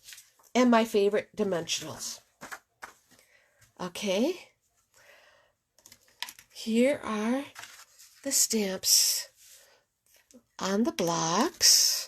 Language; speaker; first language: English; native; English